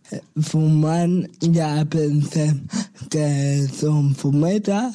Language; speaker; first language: Catalan; non-native, local second language; Spanish